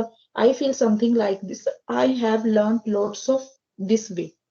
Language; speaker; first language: English; non-native, learner; Hindi